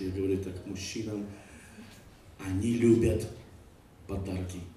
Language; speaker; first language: Russian; non-native, fluent; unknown